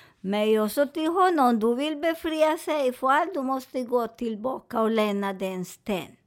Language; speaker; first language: Swedish; non-native, fluent; Spanish